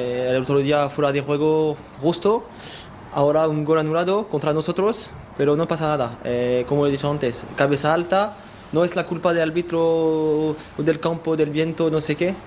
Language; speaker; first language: Spanish; non-native, learner; French